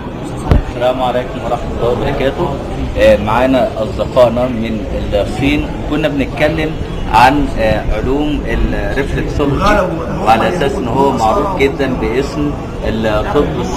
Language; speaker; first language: Arabic; native; Arabic